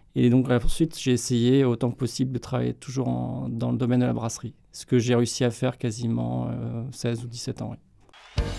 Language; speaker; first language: French; native; French